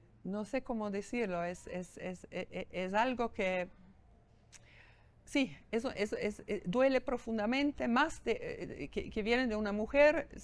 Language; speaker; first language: Spanish; non-native, fluent; German